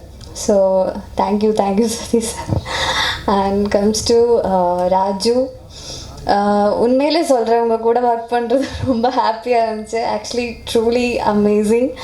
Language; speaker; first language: Tamil; non-native, fluent; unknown